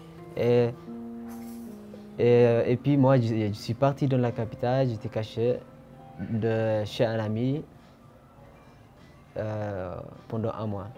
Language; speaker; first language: French; non-native, fluent; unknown